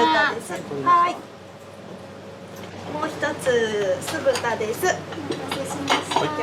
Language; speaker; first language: Japanese; native; Japanese